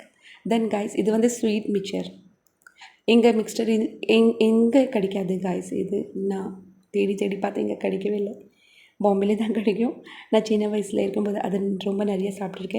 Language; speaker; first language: Tamil; non-native, local second language; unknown